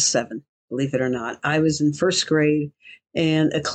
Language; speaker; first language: English; native; English